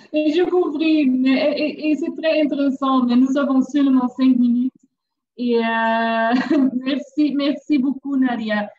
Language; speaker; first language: French; non-native, learner; Dutch